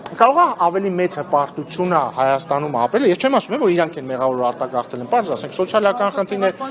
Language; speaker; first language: Armenian; native; Armenian